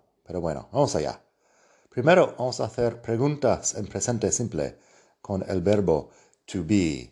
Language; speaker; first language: Spanish; non-native, fluent; English